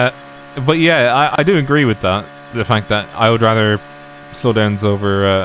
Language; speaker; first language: English; native; English